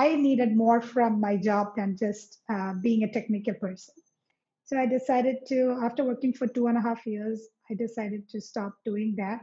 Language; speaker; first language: English; non-native, local second language; Malayalam